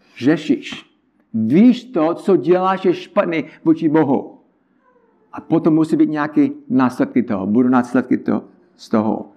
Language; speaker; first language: Czech; non-native, learner; English